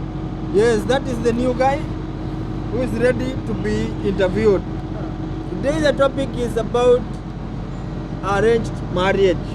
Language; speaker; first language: English; non-native, learner; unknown